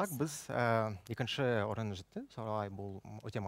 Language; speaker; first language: Kazakh; non-native, local second language; Russian